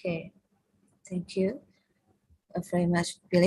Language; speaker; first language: English; non-native, learner; Indonesian